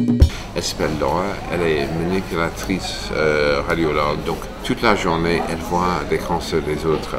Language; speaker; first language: French; non-native, fluent; English